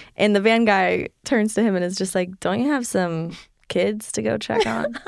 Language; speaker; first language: English; native; English